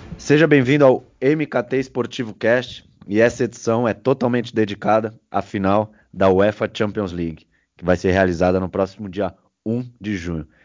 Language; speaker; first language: Portuguese; native; Portuguese